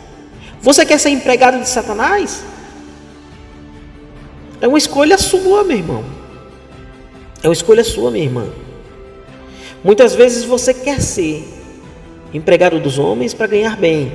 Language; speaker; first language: Portuguese; native; Portuguese